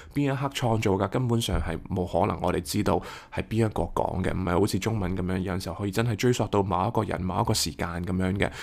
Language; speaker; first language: Cantonese; early bilingual, heritage; Cantonese